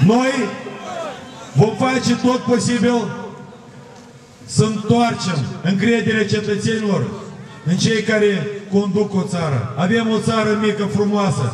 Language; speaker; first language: Romanian; non-native, local second language; Russian